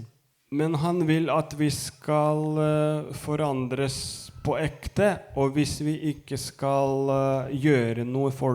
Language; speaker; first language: Norwegian; non-native, fluent; Lithuanian